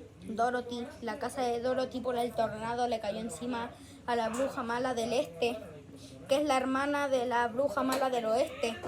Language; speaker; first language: Spanish; native; Spanish